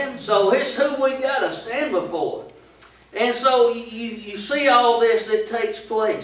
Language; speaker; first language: English; native; English